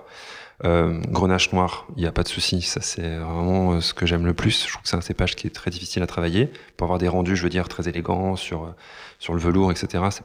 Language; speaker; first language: French; native; French